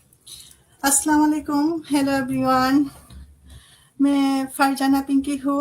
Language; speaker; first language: Hindi; non-native, fluent; Bangla